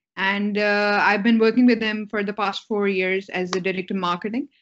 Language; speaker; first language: English; non-native, local second language; Urdu